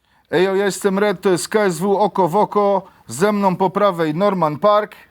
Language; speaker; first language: Polish; native; Polish